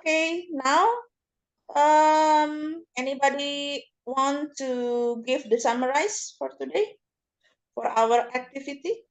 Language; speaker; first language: English; non-native, fluent; Indonesian